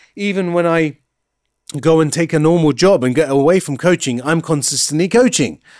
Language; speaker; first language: English; native; English